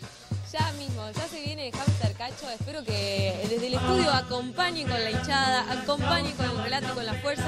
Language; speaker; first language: Spanish; native; Spanish